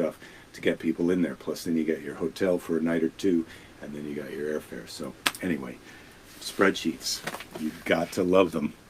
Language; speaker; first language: English; native; English